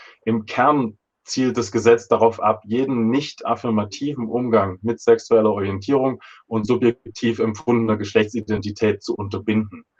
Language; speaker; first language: German; native; German